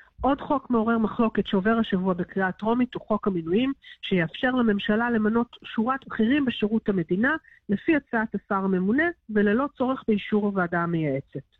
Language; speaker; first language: Hebrew; native; Hebrew